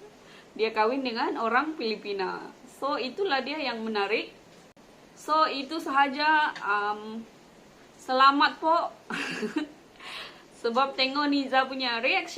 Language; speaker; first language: Indonesian; non-native, local second language; Malay